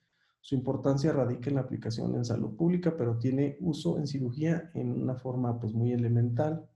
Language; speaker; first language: Spanish; native; Spanish